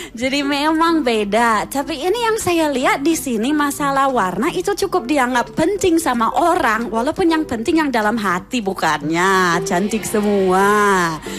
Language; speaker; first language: Indonesian; non-native, fluent; English